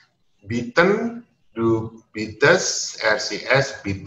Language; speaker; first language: German; non-native, learner; Indonesian